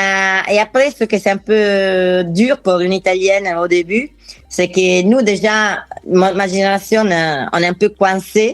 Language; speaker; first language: French; non-native, fluent; Italian